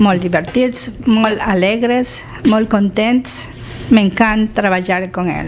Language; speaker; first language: Catalan; non-native, learner; Spanish